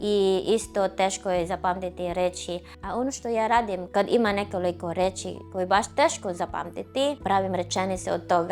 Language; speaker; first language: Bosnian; non-native, fluent; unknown